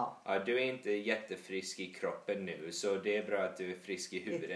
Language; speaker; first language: Swedish; early bilingual, heritage; English